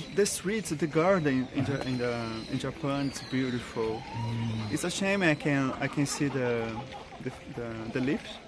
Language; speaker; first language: English; non-native, learner; Portuguese